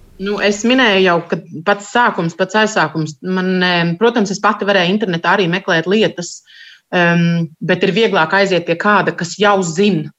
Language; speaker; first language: Latvian; native; Latvian